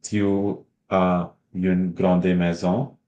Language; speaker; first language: French; non-native, learner; Hindi